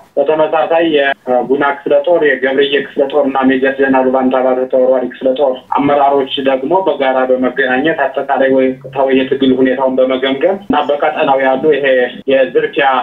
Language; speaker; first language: Amharic; native; Amharic